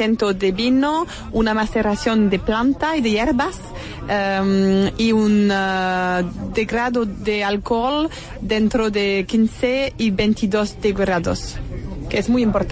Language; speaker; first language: Spanish; non-native, fluent; French